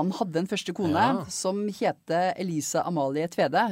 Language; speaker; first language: Norwegian; native; Norwegian